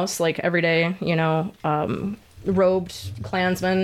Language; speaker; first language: English; native; English